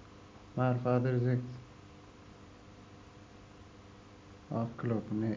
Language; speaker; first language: Dutch; non-native, learner; Turkish